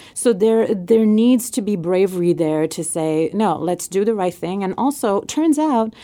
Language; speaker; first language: English; non-native, fluent; French